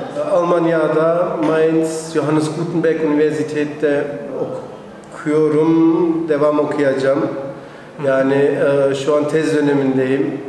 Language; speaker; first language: Turkish; early bilingual, heritage; Turkish